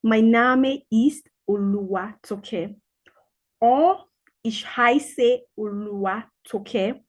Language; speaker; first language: German; non-native, learner; Yoruba